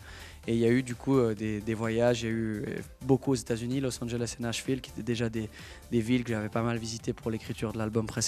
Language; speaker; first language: French; native; French